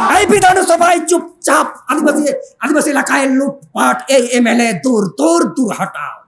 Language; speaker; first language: Bangla; non-native, local second language; Santali